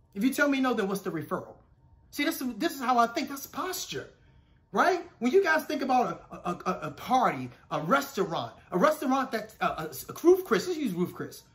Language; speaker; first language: English; native; English